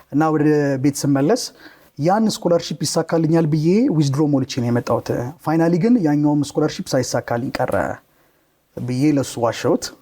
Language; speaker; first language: Amharic; native; Amharic